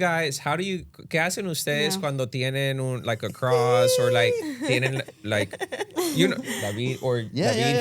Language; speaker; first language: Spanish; early bilingual, other home language; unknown